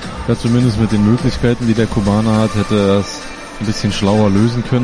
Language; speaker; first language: German; native; German